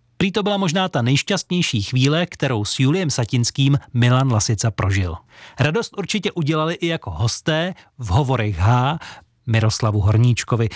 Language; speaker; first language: Czech; native; Czech